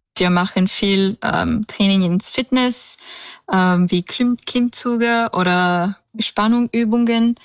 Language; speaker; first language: German; non-native, learner; English